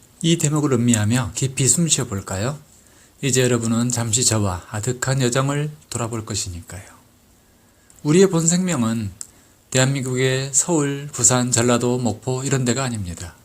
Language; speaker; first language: Korean; native; Korean